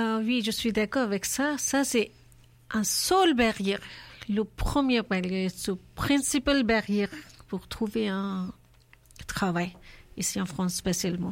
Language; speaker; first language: French; non-native, learner; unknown